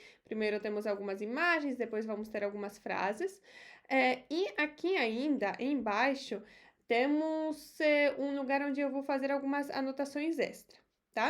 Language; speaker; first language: Portuguese; non-native, fluent; Polish